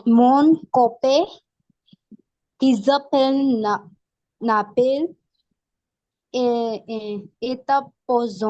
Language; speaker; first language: French; non-native, learner; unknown